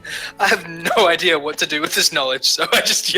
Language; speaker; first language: English; native; English